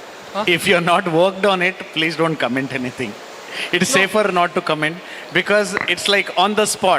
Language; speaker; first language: English; non-native, local second language; Kannada